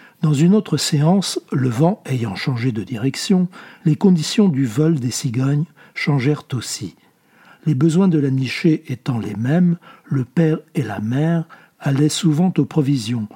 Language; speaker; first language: French; native; French